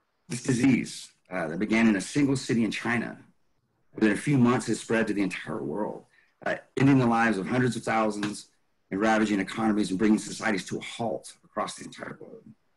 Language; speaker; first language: English; native; English